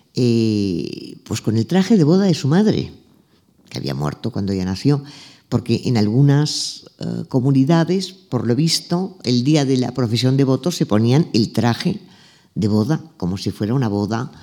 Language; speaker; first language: Spanish; native; Spanish